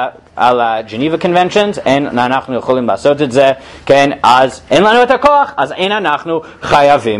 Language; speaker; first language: Hebrew; non-native, fluent; English